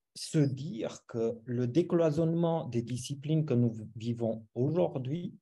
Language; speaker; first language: French; non-native, fluent; Romanian